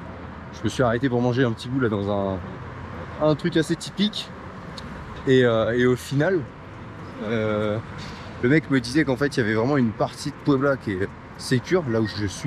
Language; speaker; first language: French; native; French